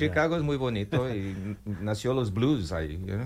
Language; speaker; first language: Spanish; non-native, learner; English